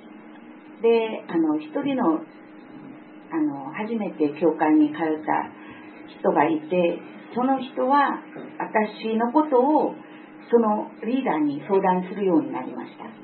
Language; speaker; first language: Japanese; non-native, fluent; Korean